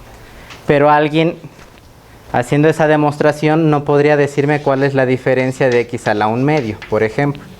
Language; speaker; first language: Spanish; native; Spanish